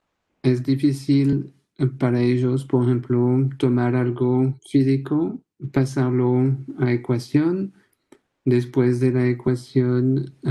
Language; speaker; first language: Spanish; non-native, fluent; French